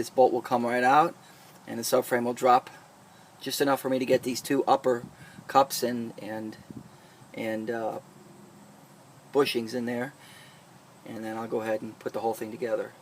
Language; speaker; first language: English; native; English